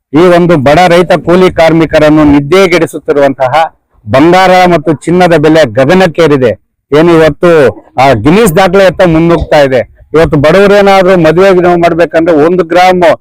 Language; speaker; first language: Kannada; native; Kannada